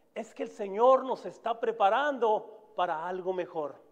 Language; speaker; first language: Spanish; native; Spanish